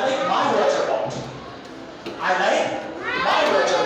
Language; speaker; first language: English; non-native, fluent; Bangla